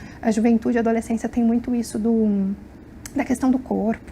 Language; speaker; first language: Portuguese; native; Portuguese